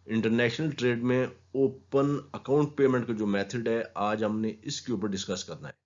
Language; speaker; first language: Urdu; non-native, local second language; Punjabi